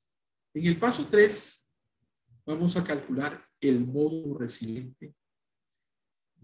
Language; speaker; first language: Spanish; native; Spanish